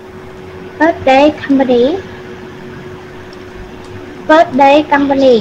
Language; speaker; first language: English; non-native, learner; Vietnamese